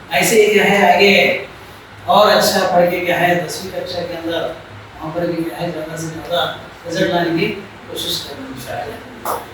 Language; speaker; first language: Urdu; native; Urdu